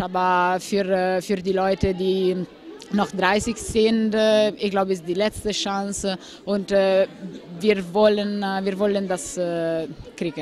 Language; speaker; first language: German; non-native, fluent; Italian